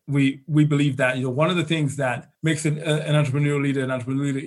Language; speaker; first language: English; non-native, local second language; Shona